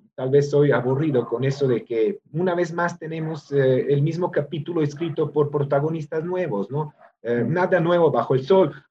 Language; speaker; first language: Spanish; non-native, fluent; Serbian